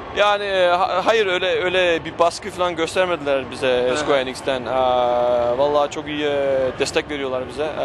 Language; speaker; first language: Turkish; early bilingual, heritage; Turkish